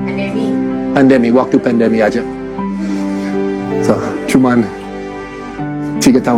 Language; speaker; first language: Indonesian; early bilingual, heritage; Indonesian